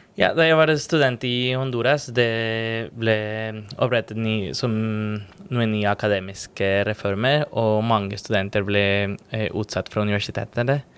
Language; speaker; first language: Norwegian; non-native, fluent; Spanish